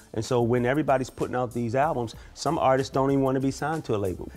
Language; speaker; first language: English; native; English